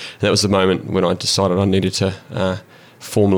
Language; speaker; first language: English; native; English